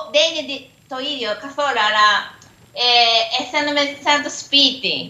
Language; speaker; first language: Greek; non-native, learner; Japanese